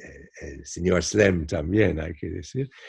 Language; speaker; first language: Spanish; non-native, fluent; English